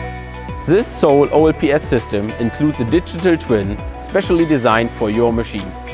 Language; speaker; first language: English; non-native, fluent; German